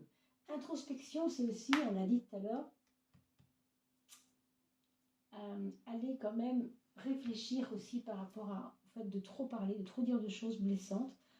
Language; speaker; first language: French; native; French